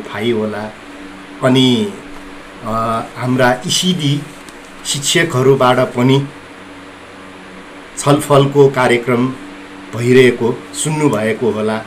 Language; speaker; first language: Nepali; non-native, local second language; Newari